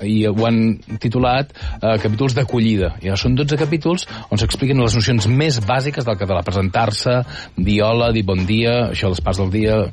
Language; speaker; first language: Catalan; native; Catalan